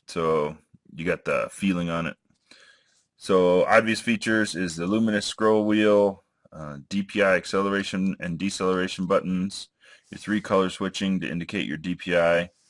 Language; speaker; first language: English; native; English